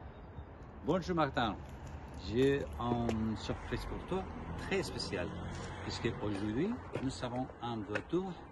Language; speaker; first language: French; non-native, learner; Spanish